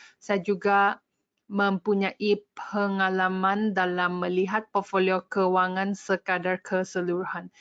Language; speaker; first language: Malay; non-native, local second language; English